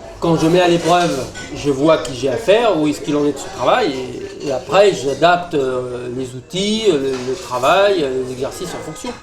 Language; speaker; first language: French; early bilingual, other home language; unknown